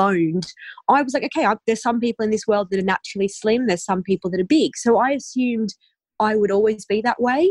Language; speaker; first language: English; native; English